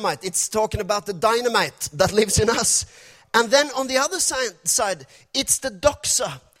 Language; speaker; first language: English; non-native, fluent; Norwegian